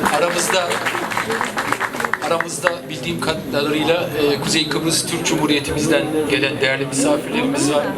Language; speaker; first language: Turkish; native; Turkish